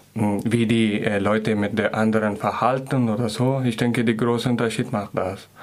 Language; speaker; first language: German; non-native, fluent; Persian